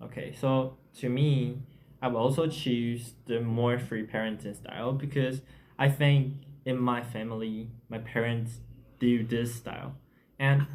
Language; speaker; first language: English; non-native, learner; Chinese